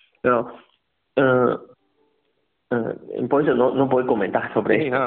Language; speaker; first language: Spanish; non-native, learner; Chinese